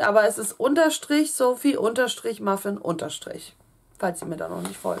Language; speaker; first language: German; native; German